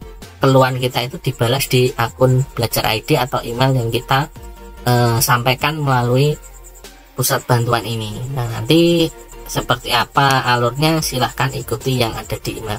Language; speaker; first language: Indonesian; native; Indonesian